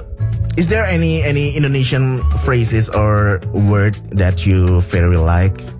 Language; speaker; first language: English; non-native, fluent; Indonesian